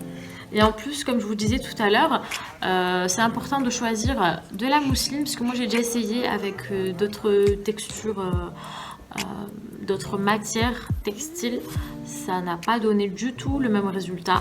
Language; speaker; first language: French; native; French